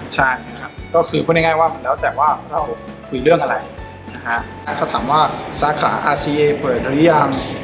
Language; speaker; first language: Thai; early bilingual, other home language; French